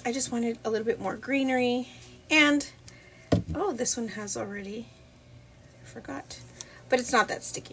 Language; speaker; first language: English; native; English